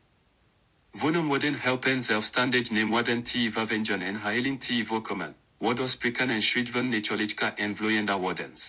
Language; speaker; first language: Dutch; non-native, learner; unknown